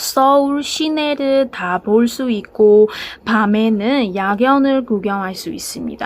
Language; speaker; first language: Korean; non-native, fluent; Burmese